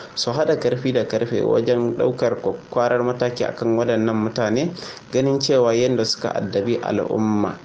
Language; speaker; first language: Hausa; native; Hausa